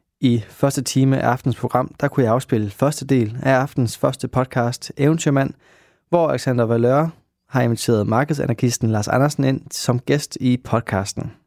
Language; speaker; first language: Danish; native; Danish